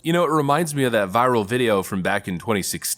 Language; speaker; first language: English; native; English